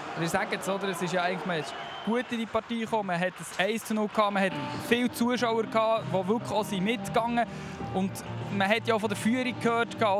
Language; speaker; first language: German; native; German